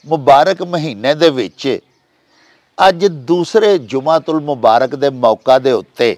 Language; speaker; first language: Urdu; non-native, local second language; Punjabi